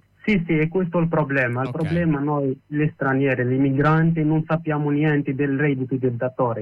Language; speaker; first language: Italian; non-native, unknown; Arabic